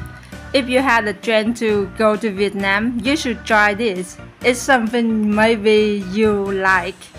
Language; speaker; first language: English; non-native, learner; Vietnamese